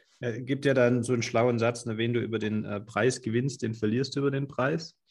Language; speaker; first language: German; native; German